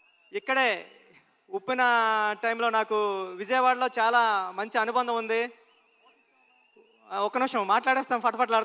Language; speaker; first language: Telugu; native; Telugu